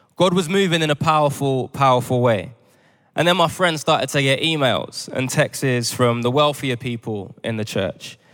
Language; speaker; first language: English; native; English